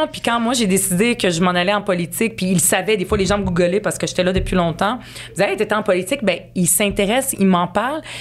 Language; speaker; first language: French; early bilingual, other home language; Arabic